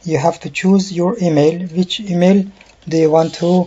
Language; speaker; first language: English; non-native, learner; Persian